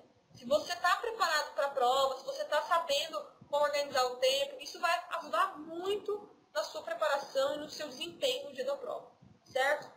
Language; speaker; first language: Portuguese; native; Portuguese